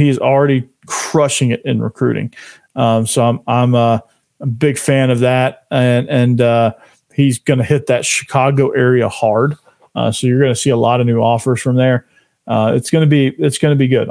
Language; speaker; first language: English; native; English